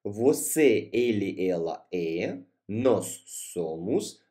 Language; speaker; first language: Portuguese; non-native, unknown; Russian